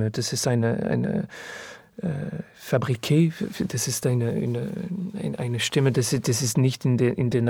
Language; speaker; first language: German; non-native, learner; French